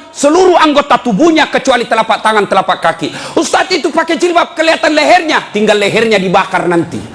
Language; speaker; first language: Indonesian; native; Indonesian